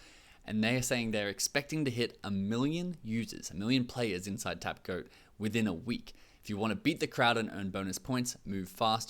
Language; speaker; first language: English; native; English